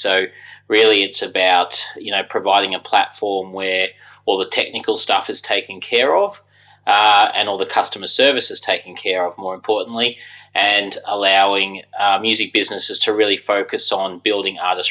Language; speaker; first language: English; native; English